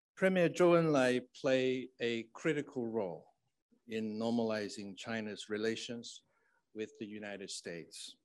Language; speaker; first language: English; non-native, fluent; Chinese